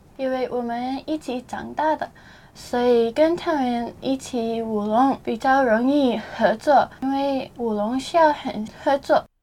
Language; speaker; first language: Chinese; early bilingual, heritage; Chinese